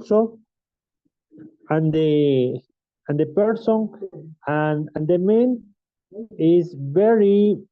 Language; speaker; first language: English; non-native, learner; Spanish